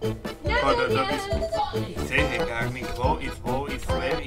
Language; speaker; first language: German; non-native, learner; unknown